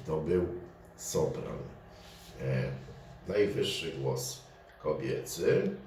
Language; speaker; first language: Polish; native; Polish